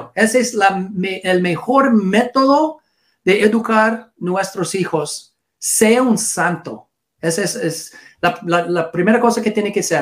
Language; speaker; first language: Spanish; non-native, learner; English